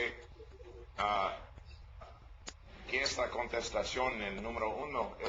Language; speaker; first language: Spanish; non-native, learner; English